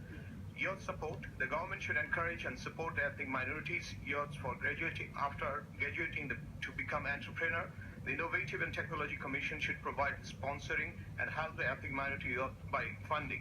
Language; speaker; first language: English; non-native, local second language; Bangla